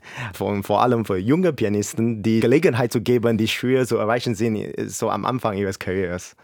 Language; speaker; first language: German; non-native, fluent; English